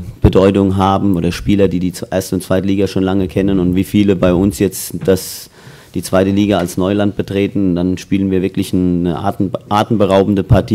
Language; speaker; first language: German; native; German